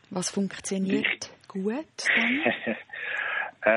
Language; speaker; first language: German; native; German